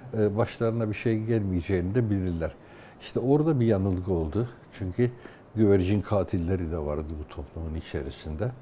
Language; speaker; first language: Turkish; native; Turkish